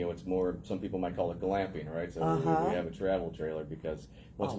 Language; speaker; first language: English; native; English